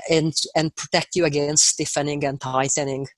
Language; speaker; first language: English; native; English